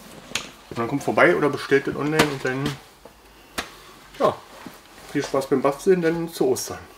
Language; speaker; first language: German; native; German